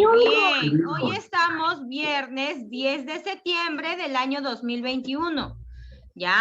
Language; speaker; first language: Spanish; native; Spanish